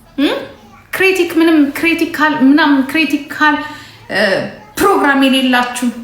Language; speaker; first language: Amharic; non-native, local second language; Oromo